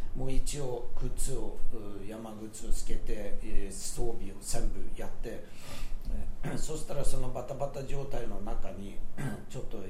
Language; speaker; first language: Japanese; non-native, fluent; Swedish